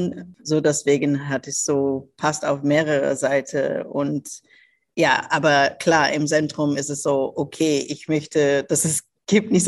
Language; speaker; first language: German; non-native, local second language; English